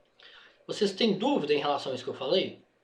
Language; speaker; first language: Portuguese; native; Portuguese